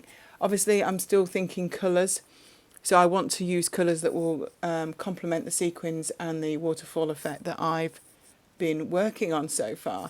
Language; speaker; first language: English; native; English